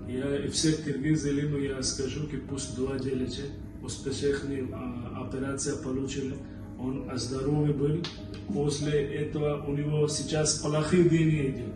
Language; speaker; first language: Russian; non-native, learner; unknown